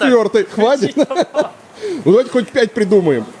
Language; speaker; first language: Russian; native; Russian